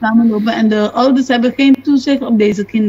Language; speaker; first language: Dutch; non-native, local second language; Papiamento